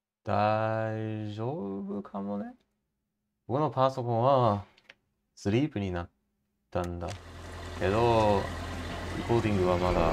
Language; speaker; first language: Japanese; non-native, learner; English